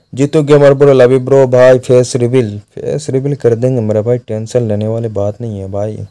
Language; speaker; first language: Hindi; non-native, local second language; Bangla